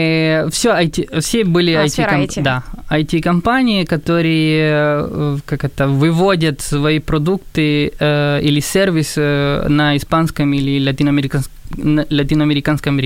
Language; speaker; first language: Russian; non-native, fluent; Spanish